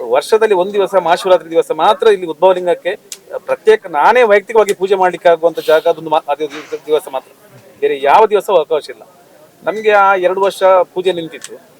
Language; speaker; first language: Kannada; native; Kannada